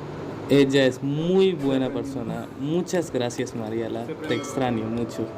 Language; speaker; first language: Spanish; non-native, learner; Hindi